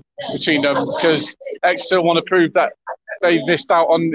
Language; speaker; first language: English; native; English